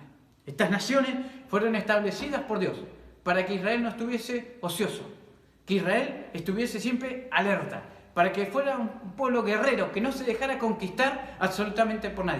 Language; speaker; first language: Spanish; native; Spanish